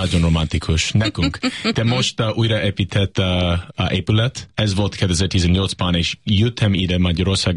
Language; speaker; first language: Hungarian; non-native, learner; English